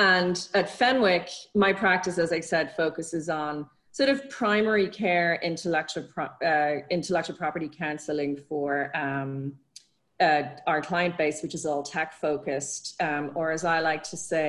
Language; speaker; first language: English; native; English